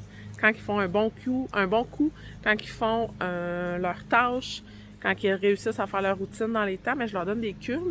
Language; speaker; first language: French; native; French